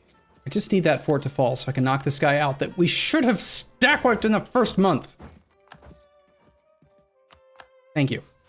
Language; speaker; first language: English; native; English